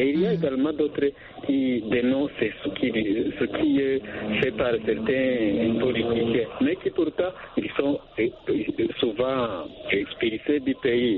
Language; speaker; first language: French; non-native, local second language; Rundi